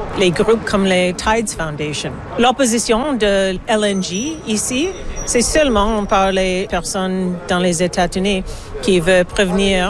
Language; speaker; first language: French; non-native, local second language; English